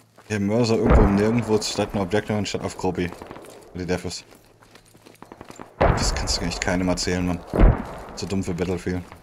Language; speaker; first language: German; native; German